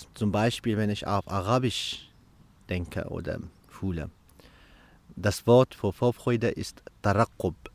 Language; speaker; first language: German; non-native, fluent; Kurdish